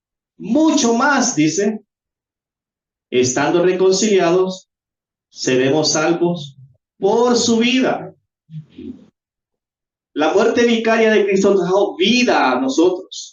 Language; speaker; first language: Spanish; native; Spanish